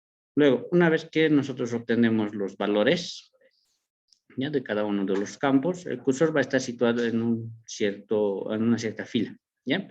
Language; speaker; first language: Spanish; native; Spanish